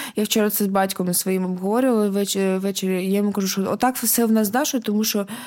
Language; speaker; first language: Ukrainian; non-native, local second language; Russian